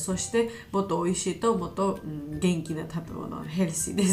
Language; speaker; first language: Japanese; non-native, learner; Georgian